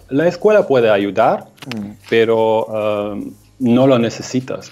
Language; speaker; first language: Spanish; non-native, fluent; Russian